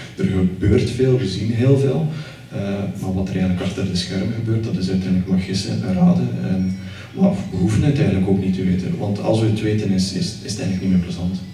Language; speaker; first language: Dutch; native; Dutch